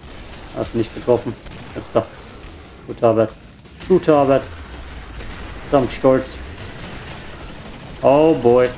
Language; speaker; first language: German; native; German